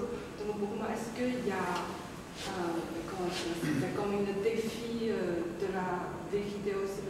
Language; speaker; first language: French; non-native, learner; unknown